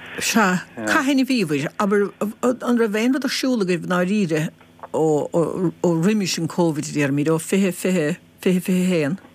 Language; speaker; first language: Irish; native; Irish